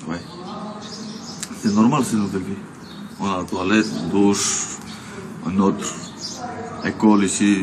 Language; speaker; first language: French; non-native, learner; Romanian